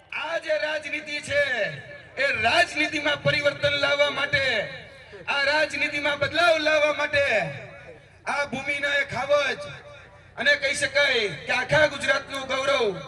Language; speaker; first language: Gujarati; native; Gujarati